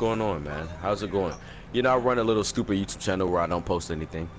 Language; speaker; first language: English; native; English